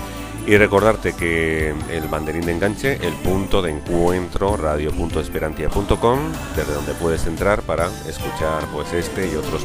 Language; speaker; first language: Spanish; native; Spanish